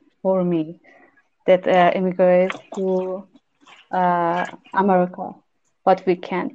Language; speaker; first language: English; non-native, learner; Persian